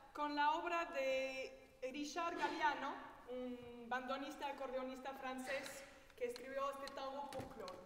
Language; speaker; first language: Spanish; non-native, fluent; French